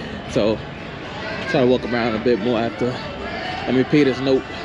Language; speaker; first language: English; native; English